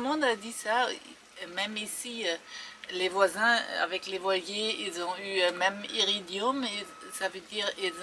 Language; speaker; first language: French; non-native, fluent; German